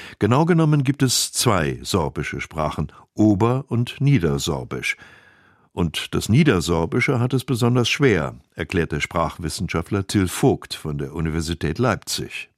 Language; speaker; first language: German; native; German